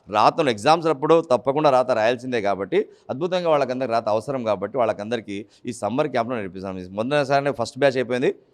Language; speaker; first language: Telugu; native; Telugu